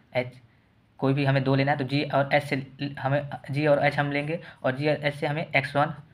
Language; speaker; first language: Hindi; native; Hindi